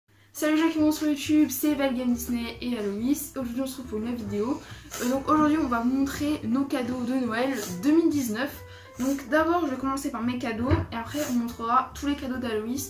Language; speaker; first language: French; native; French